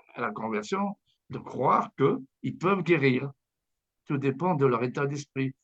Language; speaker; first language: French; native; French